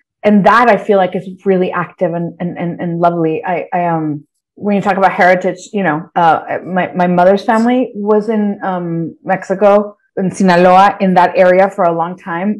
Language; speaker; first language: English; early bilingual, other home language; Spanish